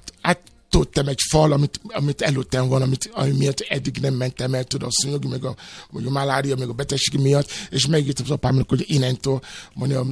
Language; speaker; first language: Hungarian; non-native, learner; Yoruba